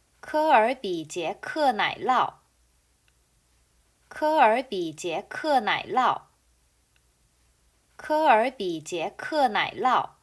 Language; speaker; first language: Chinese; non-native, fluent; Korean